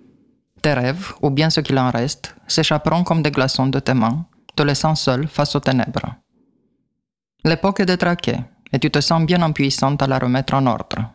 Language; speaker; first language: French; native; French